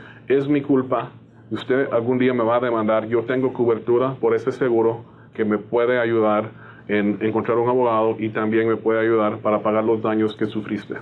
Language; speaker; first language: Spanish; native; Spanish